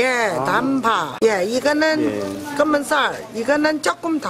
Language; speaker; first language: Korean; non-native, learner; Chinese